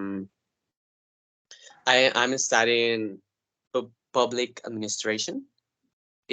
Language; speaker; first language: English; non-native, learner; Spanish